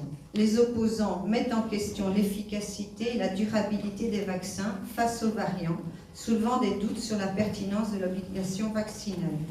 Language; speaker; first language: French; native; French